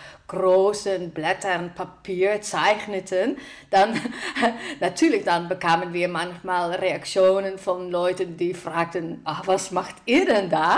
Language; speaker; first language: German; non-native, fluent; Dutch